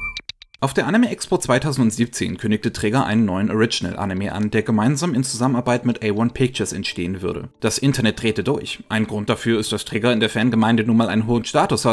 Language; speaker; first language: German; native; German